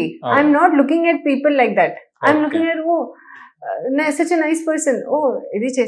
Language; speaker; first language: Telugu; non-native, local second language; Hindi